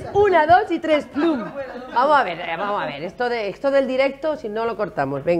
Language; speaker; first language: Spanish; native; Spanish